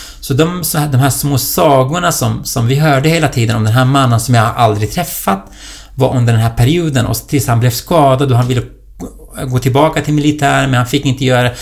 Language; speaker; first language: Swedish; non-native, fluent; Kurdish